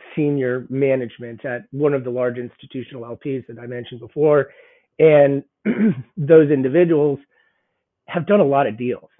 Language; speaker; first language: English; native; English